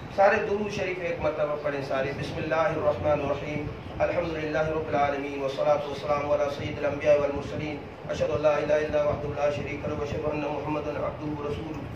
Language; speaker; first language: Urdu; non-native, local second language; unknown